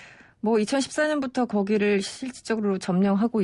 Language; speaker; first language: Korean; native; Korean